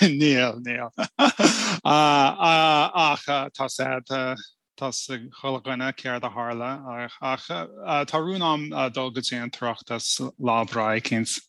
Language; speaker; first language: Irish; non-native, fluent; English